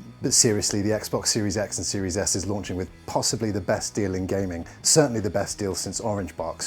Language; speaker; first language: English; native; English